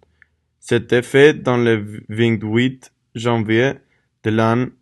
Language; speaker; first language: French; non-native, learner; Spanish